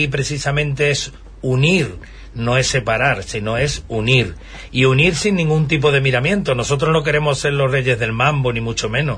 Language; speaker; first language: Spanish; native; Spanish